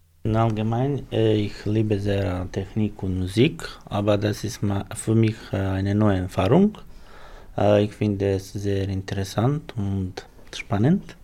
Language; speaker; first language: German; non-native, learner; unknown